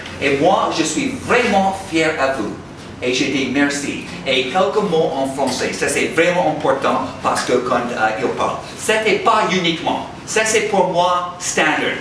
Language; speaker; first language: French; non-native, learner; English